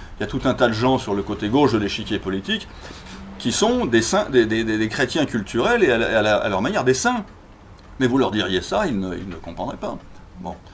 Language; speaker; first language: French; native; French